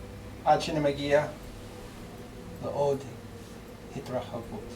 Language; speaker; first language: Hebrew; non-native, fluent; English